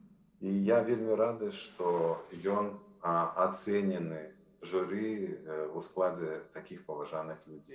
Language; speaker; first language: Belarusian; non-native, local second language; Russian